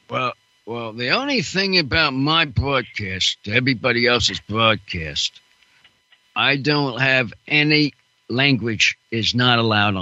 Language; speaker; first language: English; non-native, fluent; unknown